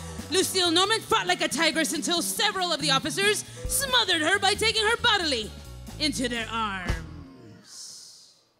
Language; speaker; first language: English; native; English